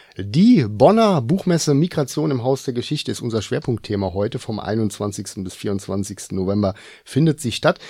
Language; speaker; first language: German; native; German